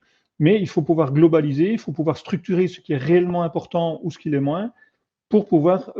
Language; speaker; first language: French; native; French